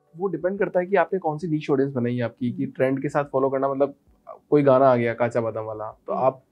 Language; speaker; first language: Hindi; native; Hindi